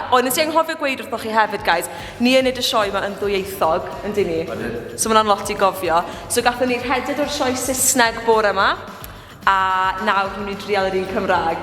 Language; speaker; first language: Welsh; native; Welsh